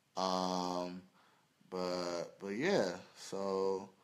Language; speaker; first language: English; native; English